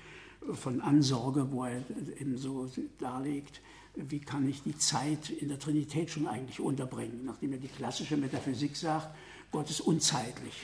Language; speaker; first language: German; native; German